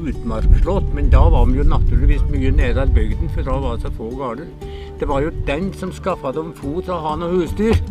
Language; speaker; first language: Norwegian; native; Norwegian